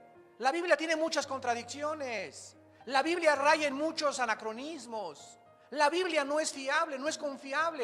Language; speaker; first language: Spanish; native; Spanish